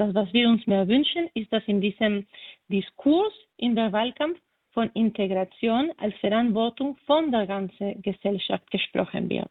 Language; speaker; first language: German; non-native, fluent; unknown